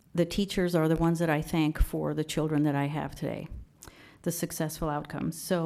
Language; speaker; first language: English; early bilingual, other home language; Persian